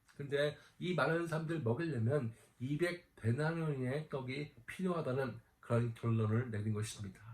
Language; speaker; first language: Korean; native; Korean